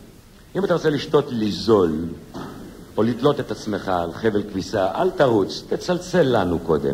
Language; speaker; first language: Hebrew; native; Hebrew